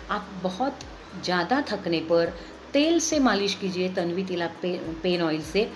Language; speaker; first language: Hindi; non-native, local second language; Marathi